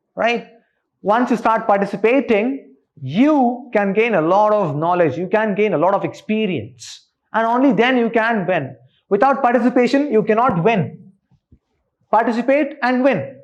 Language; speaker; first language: English; non-native, local second language; Kannada